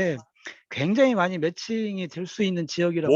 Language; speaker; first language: Korean; native; Korean